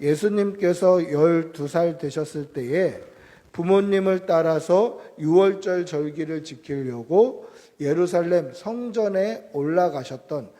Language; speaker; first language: Korean; native; Korean